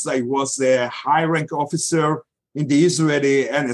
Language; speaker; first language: English; non-native, fluent; Yiddish